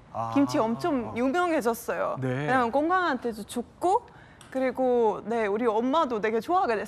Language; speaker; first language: Korean; non-native, fluent; Estonian